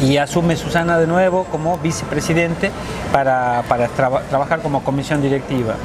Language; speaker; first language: Spanish; native; Spanish